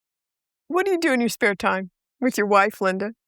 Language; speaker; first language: English; native; English